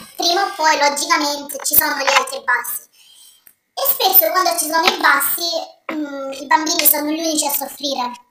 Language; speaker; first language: Italian; native; Italian